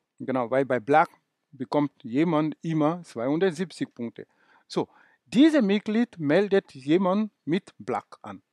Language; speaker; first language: German; non-native, fluent; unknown